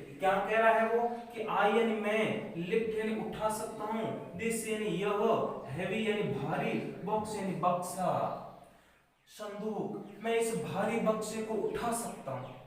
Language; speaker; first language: Hindi; native; Hindi